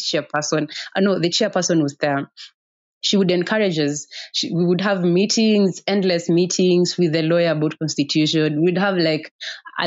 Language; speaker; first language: English; non-native, local second language; Kikuyu